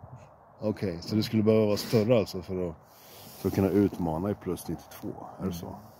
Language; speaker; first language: Swedish; native; Swedish